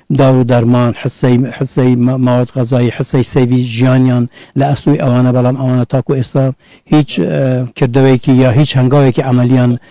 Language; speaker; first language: Central Kurdish; native; Central Kurdish